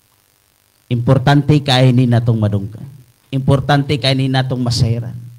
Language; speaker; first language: Cebuano; native; Cebuano